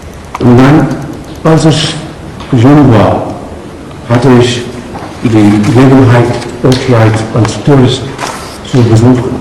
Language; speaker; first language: German; non-native, learner; Punjabi